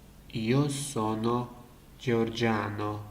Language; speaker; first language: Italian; non-native, learner; Georgian